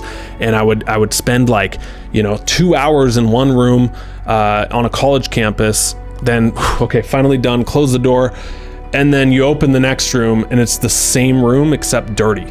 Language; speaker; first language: English; native; English